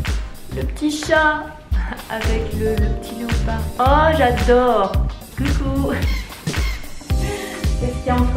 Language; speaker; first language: French; native; French